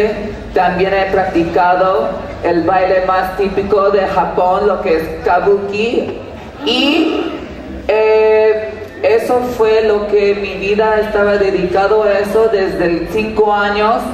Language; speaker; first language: Spanish; early bilingual, heritage; Spanish